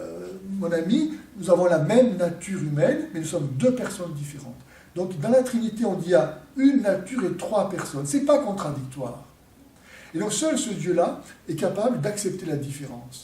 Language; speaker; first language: French; native; French